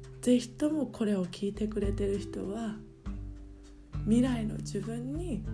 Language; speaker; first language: Japanese; native; Japanese